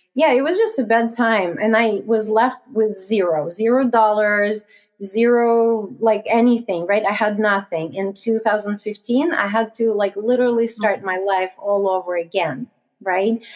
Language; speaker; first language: English; non-native, fluent; Russian